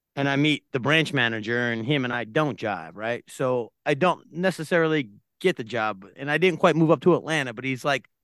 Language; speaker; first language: English; native; English